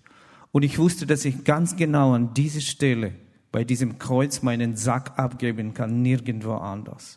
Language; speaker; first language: German; non-native, fluent; Russian